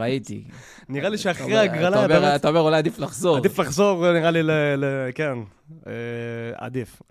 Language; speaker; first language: Hebrew; native; Hebrew